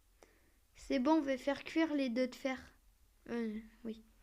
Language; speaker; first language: French; native; French